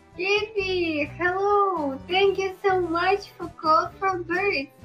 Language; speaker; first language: English; non-native, learner; Russian